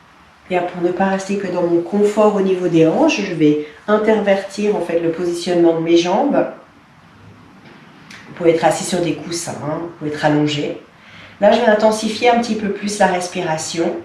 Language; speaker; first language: French; native; French